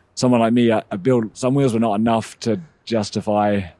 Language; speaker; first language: English; native; English